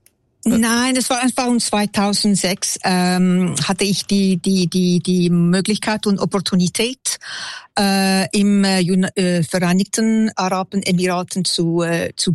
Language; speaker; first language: German; non-native, local second language; French